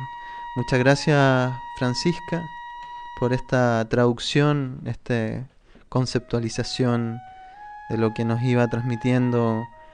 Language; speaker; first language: Spanish; native; Spanish